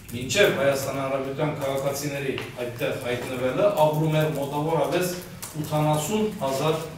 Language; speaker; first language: Armenian; early bilingual, heritage; Armenian